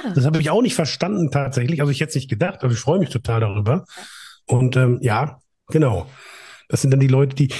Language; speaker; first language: German; native; German